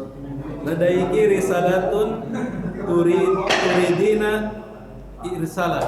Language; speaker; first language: Arabic; non-native, learner; Indonesian